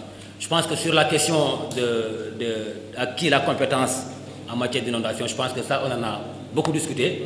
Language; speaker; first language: French; non-native, local second language; Wolof